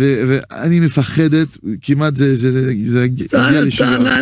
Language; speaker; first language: Hebrew; non-native, fluent; French